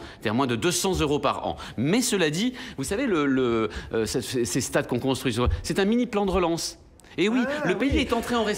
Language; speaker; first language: French; native; French